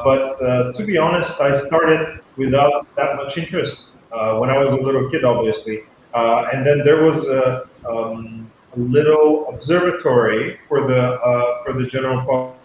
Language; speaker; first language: English; non-native, fluent; Bulgarian